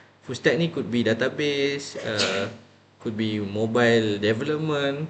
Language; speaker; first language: English; non-native, local second language; Malay